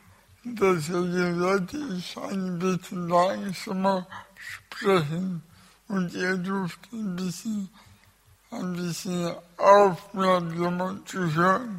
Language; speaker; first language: German; early bilingual, other home language; Russian